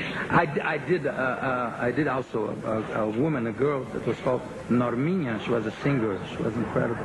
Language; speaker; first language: English; non-native, fluent; Portuguese